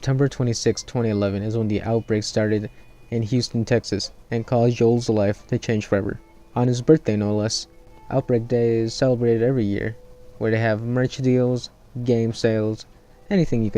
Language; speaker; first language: English; native; English